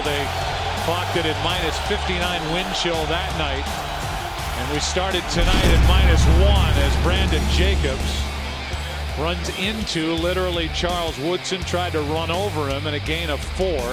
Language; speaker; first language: English; native; English